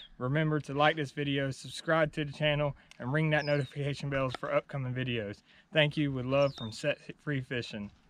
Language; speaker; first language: English; native; English